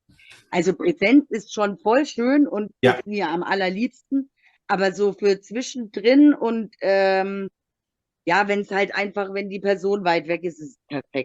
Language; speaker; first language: German; native; German